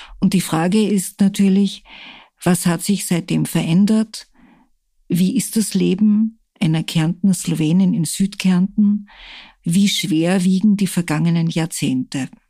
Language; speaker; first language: German; native; German